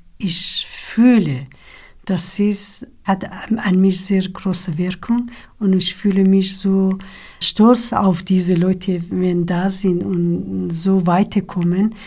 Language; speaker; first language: German; non-native, learner; Kurdish